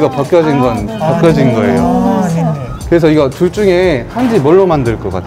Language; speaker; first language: Korean; native; Korean